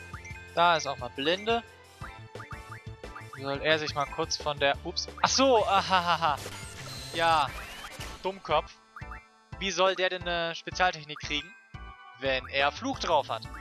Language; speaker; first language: German; native; German